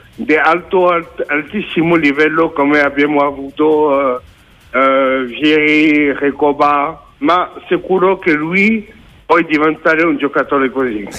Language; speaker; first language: Italian; non-native, learner; French